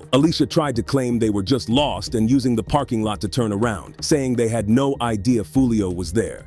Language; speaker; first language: English; native; English